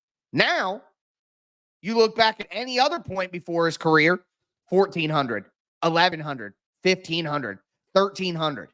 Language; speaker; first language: English; native; English